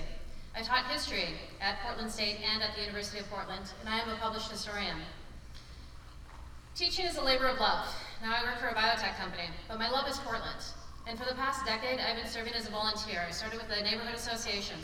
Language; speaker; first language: English; native; English